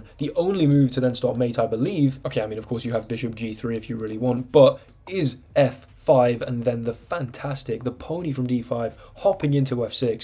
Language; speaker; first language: English; native; English